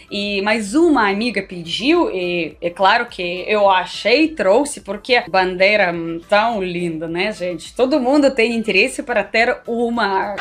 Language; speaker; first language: Portuguese; non-native, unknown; Russian